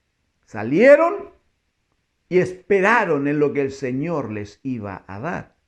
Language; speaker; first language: Spanish; native; Spanish